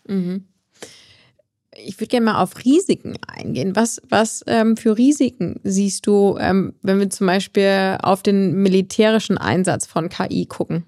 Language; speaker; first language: German; native; German